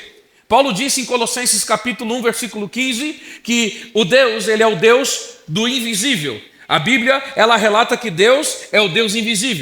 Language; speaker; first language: Portuguese; native; Portuguese